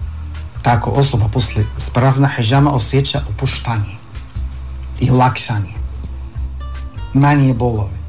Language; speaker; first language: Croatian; non-native, fluent; Arabic